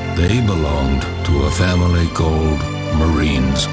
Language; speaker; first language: English; native; English